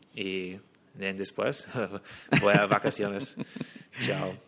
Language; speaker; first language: Spanish; non-native, fluent; English